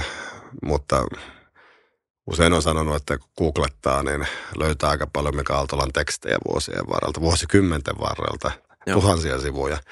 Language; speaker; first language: Finnish; native; Finnish